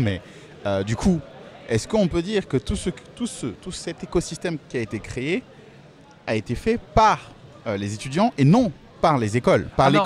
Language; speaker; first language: French; native; French